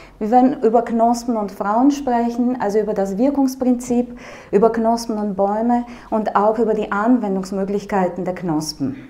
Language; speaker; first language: German; non-native, fluent; Romanian